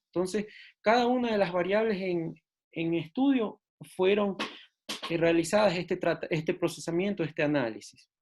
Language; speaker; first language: Spanish; native; Spanish